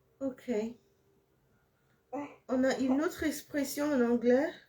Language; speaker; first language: French; non-native, fluent; English